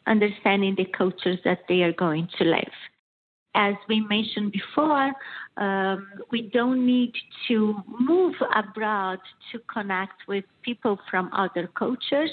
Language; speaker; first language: English; non-native, fluent; Portuguese